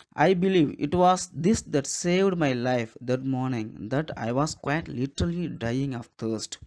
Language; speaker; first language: English; non-native, local second language; Tamil